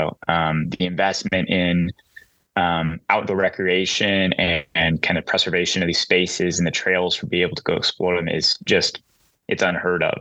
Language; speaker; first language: English; native; English